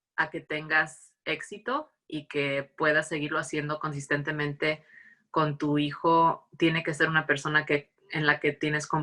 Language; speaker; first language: Spanish; early bilingual, heritage; Spanish